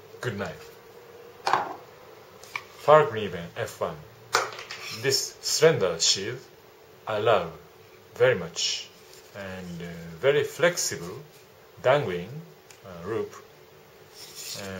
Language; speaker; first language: English; non-native, learner; Japanese